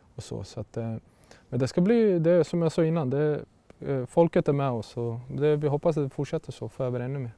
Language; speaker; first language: Swedish; native; Swedish